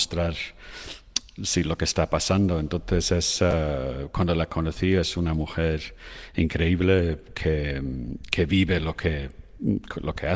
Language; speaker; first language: Spanish; non-native, fluent; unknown